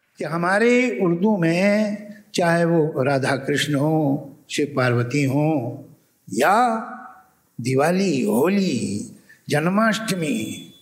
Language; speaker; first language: Urdu; native; Urdu